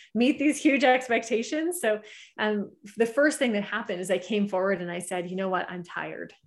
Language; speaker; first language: English; native; English